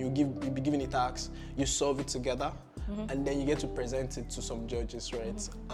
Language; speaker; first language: English; non-native, local second language; Igbo